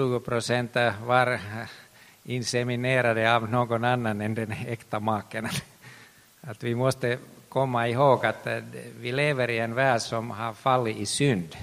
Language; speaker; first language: Swedish; non-native, local second language; Finnish